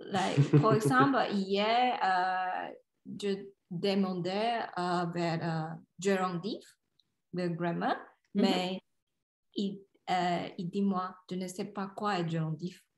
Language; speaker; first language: French; non-native, learner; Chinese